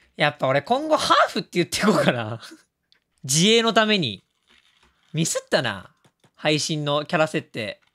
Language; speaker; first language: Japanese; native; Japanese